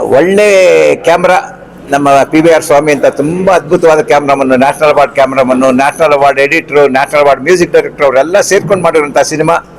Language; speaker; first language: Kannada; non-native, local second language; Konkani